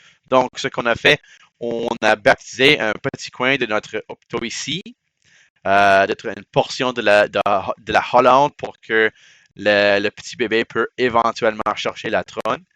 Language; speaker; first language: French; non-native, local second language; English